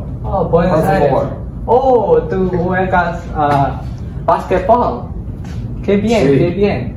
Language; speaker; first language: Spanish; non-native, learner; English